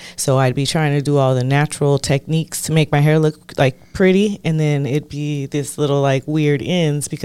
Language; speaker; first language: English; native; English